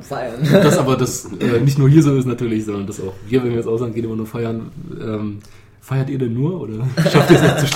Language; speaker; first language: German; native; German